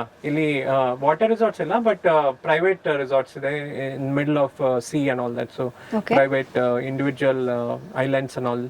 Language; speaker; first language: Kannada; non-native, learner; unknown